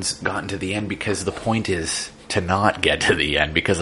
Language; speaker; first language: English; native; English